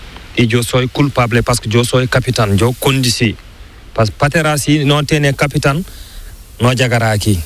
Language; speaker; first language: Spanish; non-native, learner; Fula